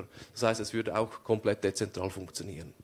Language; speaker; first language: German; non-native, fluent; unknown